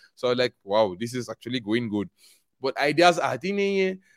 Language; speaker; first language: English; non-native, local second language; Igbo